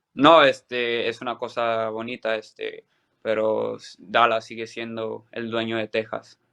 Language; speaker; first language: Spanish; early bilingual, other home language; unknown